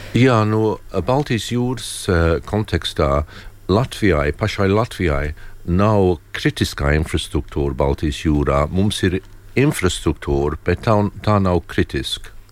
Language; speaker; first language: Latvian; native; Latvian